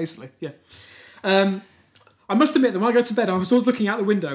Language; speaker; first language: English; native; English